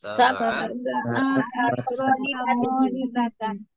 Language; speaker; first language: Arabic; non-native, learner; Indonesian